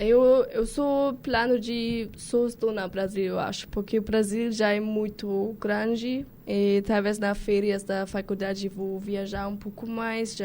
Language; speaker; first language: Portuguese; non-native, learner; German